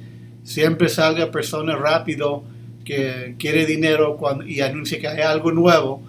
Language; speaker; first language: Spanish; early bilingual, heritage; English